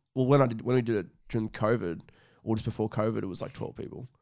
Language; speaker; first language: English; native; English